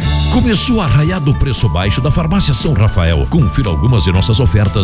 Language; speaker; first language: Portuguese; native; Portuguese